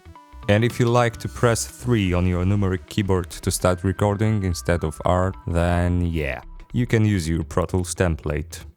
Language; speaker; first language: English; non-native, fluent; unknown